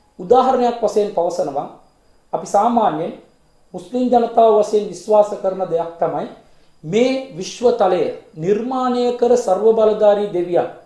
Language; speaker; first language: Sinhala; non-native, local second language; Tamil